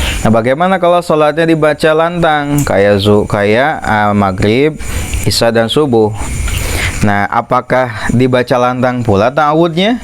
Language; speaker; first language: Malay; non-native, local second language; Sundanese